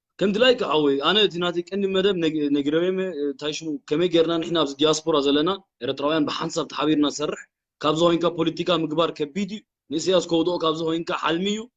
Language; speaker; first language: Tigrinya; early bilingual, heritage; Tigrinya